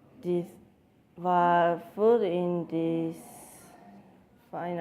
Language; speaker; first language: English; non-native, learner; Korean